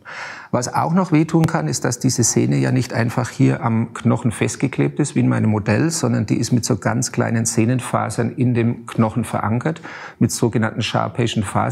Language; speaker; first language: German; native; German